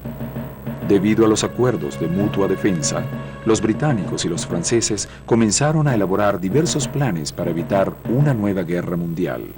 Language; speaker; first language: Spanish; native; Spanish